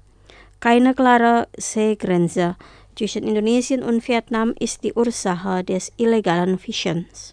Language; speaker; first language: German; non-native, fluent; Indonesian